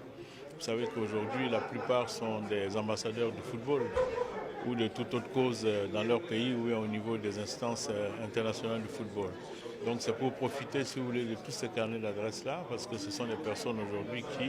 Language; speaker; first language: French; native; French